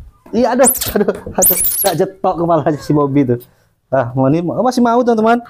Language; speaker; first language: Indonesian; native; Indonesian